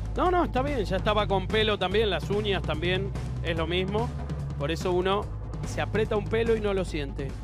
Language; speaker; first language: Spanish; native; Spanish